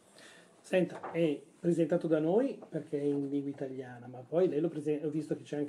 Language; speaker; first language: Italian; native; Italian